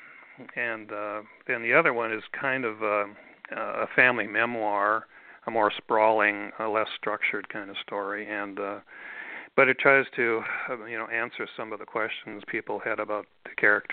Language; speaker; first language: English; native; English